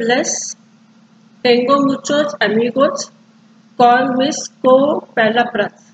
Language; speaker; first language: Spanish; non-native, learner; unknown